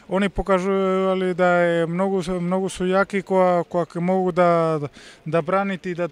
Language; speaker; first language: Macedonian; non-native, learner; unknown